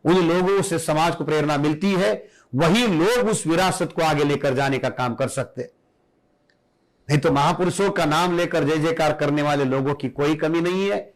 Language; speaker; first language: Hindi; non-native, local second language; Marathi